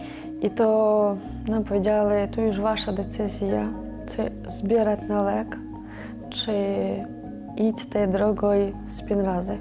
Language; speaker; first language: Polish; non-native, learner; Ukrainian